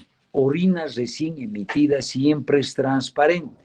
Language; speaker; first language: Spanish; native; Spanish